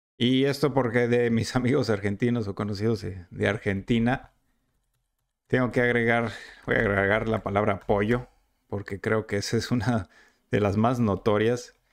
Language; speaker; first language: Spanish; native; Spanish